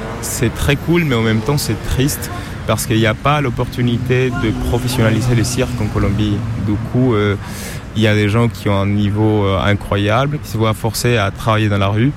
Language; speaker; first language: French; non-native, fluent; Spanish